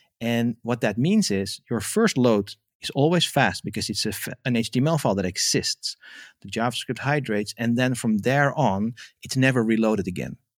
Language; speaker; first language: English; non-native, fluent; Dutch